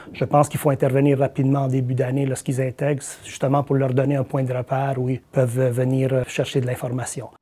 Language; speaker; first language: French; native; French